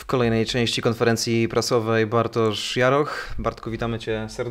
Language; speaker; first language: Polish; native; Polish